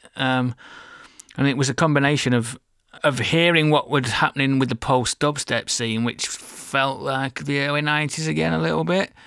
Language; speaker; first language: English; native; English